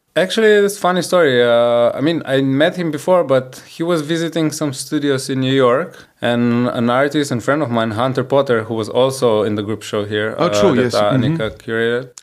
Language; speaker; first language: English; non-native, fluent; Slovenian